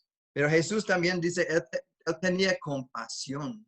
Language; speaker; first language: Spanish; non-native, fluent; English